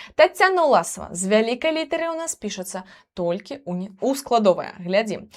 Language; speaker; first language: Belarusian; non-native, local second language; Russian